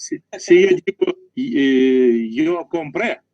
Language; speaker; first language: Spanish; non-native, learner; Russian